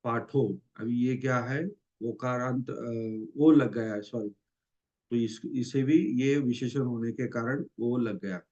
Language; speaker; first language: Hindi; non-native, local second language; Marathi